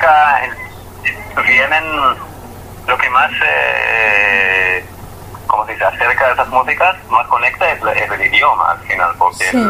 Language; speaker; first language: Spanish; non-native, fluent; Hebrew